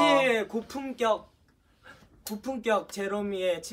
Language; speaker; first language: Korean; native; Korean